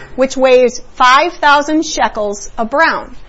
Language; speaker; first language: English; early bilingual, other home language; Spanish